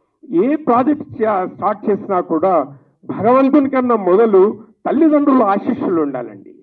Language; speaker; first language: Telugu; native; Telugu